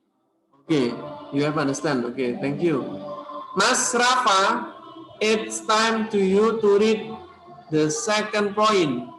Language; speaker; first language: English; non-native, learner; Indonesian